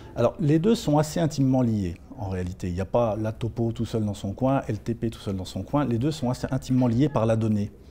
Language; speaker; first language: French; native; French